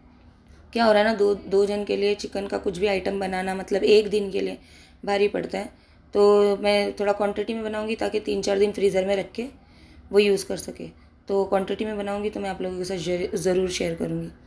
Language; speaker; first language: Hindi; native; Hindi